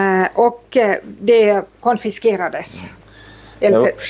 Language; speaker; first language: Swedish; non-native, fluent; Estonian